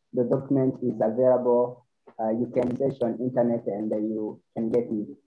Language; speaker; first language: English; non-native, learner; Rundi